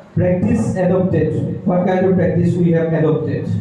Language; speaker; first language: English; non-native, local second language; Assamese